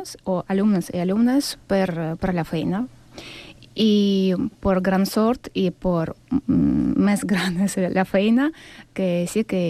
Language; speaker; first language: Catalan; non-native, fluent; Ukrainian